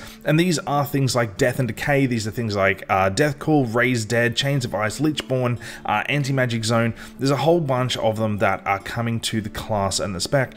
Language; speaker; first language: English; native; English